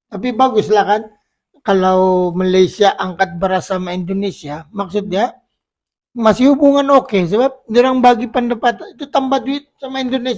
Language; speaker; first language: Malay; non-native, local second language; Filipino